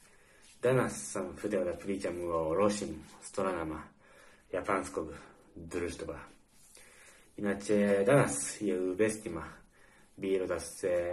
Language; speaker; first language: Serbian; non-native, learner; Japanese